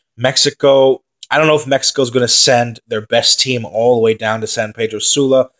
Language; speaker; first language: English; native; English